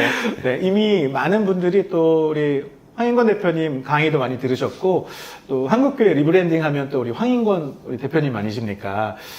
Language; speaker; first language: Korean; native; Korean